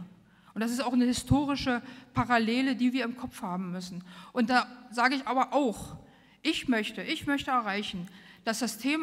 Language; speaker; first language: German; native; German